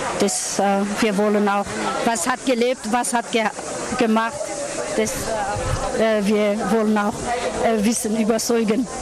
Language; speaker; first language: German; non-native, learner; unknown